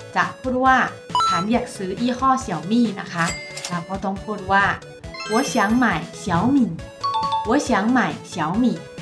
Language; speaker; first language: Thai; non-native, fluent; Chinese